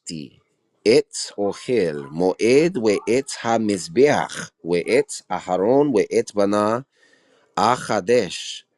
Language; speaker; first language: Hebrew; non-native, learner; English